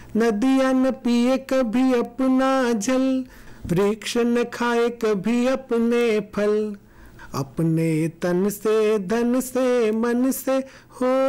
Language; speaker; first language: Hindi; non-native, local second language; Gujarati